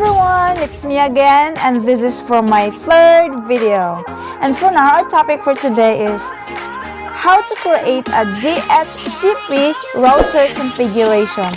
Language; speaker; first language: English; non-native, learner; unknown